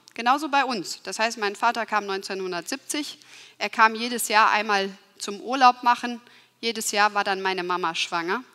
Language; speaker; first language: German; early bilingual, other home language; Turkish